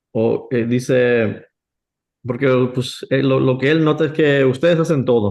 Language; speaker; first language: Spanish; early bilingual, heritage; Spanish